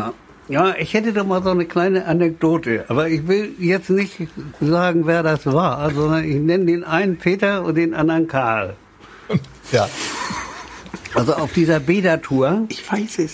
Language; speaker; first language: German; native; German